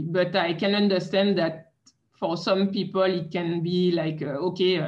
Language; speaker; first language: English; non-native, fluent; French